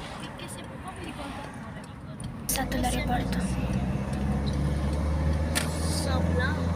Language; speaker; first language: Italian; early bilingual, other home language; Filipino